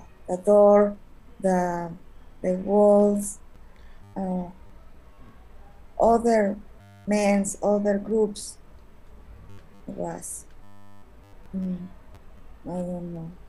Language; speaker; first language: English; non-native, learner; Spanish